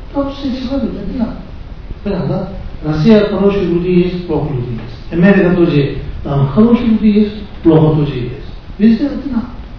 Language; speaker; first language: Russian; non-native, learner; Tibetan